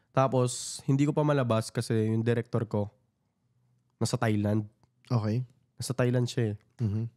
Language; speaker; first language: Filipino; native; Filipino